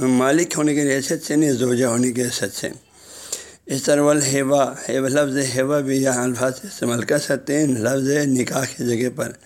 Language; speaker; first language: Urdu; non-native, local second language; Balti